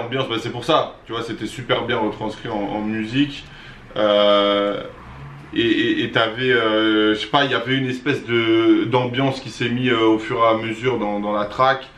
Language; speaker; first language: French; native; French